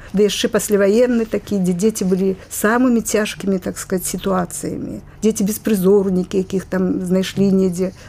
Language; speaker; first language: Belarusian; native; Belarusian